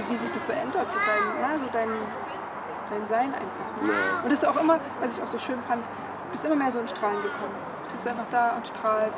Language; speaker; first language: German; native; German